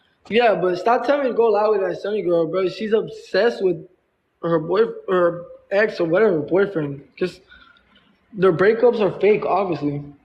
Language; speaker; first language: English; early bilingual, other home language; Spanish